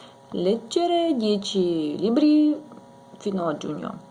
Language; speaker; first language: Italian; non-native, learner; Ukrainian